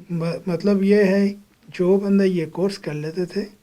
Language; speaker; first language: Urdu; non-native, fluent; Bangla